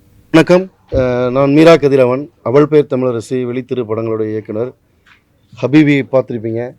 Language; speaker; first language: Tamil; native; Tamil